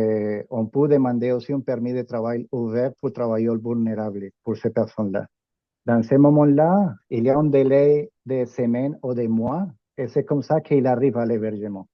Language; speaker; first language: French; non-native, fluent; Spanish